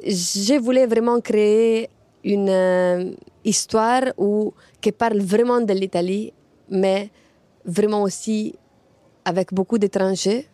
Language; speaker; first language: French; non-native, fluent; Italian